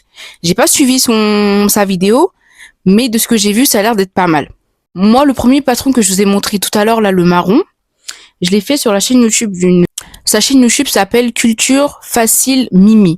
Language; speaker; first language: French; native; French